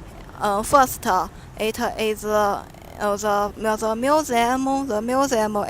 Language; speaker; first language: English; non-native, learner; Chinese